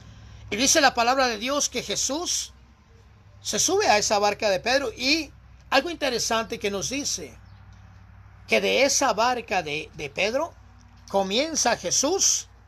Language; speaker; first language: Spanish; native; Spanish